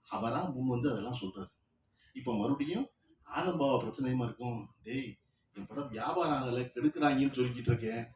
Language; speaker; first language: Tamil; native; Tamil